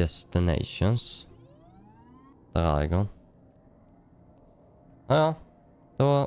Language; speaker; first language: Swedish; native; Swedish